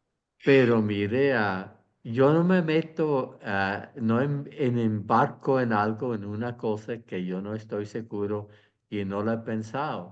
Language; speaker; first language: Spanish; non-native, fluent; Swiss German